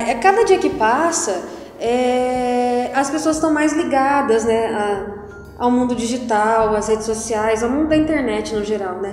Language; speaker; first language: Portuguese; native; Portuguese